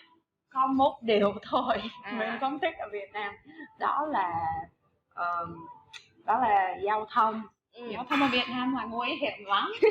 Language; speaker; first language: Vietnamese; non-native, fluent; English